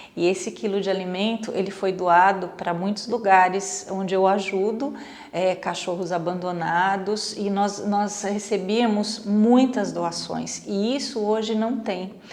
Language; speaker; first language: Portuguese; native; Portuguese